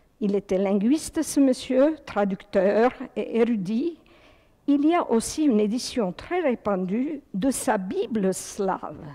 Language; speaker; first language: French; early bilingual, other home language; Croatian